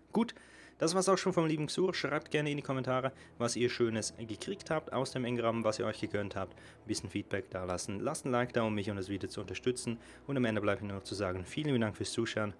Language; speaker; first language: German; native; German